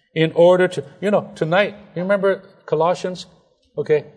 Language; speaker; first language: English; non-native, fluent; Chinese